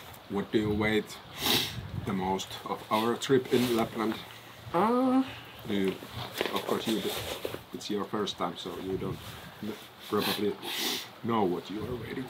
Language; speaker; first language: English; non-native, fluent; Finnish